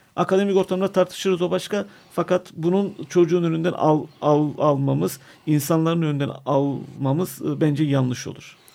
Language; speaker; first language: Turkish; non-native, local second language; Armenian